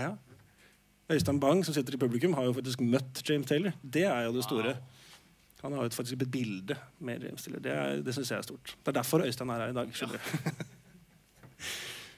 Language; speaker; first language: Norwegian; native; Norwegian